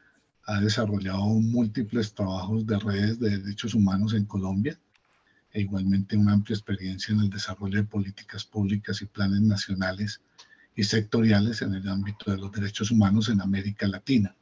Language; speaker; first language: Spanish; native; Spanish